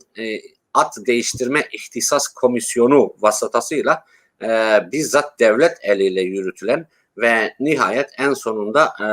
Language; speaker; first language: Turkish; non-native, local second language; Kurdish